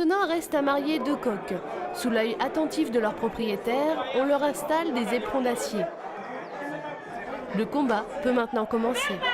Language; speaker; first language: French; native; French